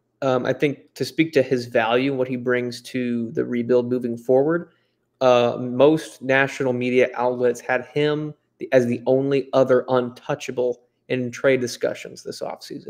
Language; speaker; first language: English; native; English